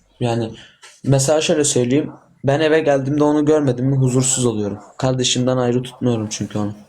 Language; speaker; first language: Turkish; native; Turkish